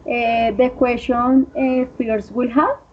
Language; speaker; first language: English; non-native, learner; Spanish